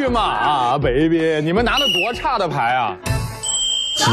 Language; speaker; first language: Chinese; native; Chinese